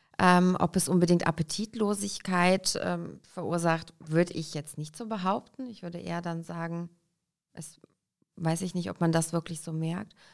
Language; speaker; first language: German; early bilingual, other home language; Russian